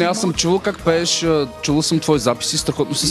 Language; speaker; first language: Bulgarian; native; Bulgarian